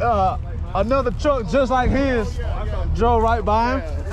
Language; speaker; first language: English; native; English